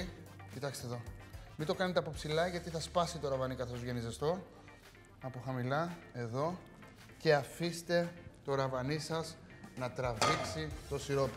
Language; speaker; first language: Greek; native; Greek